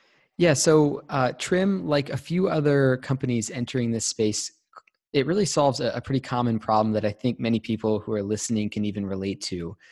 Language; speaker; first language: English; native; English